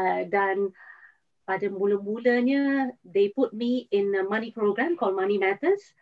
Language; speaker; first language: English; non-native, local second language; Malay